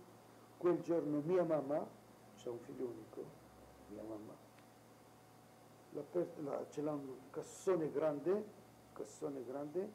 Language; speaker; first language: Italian; non-native, local second language; Arabic